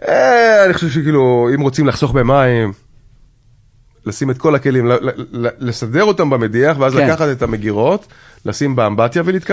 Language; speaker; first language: Hebrew; native; Hebrew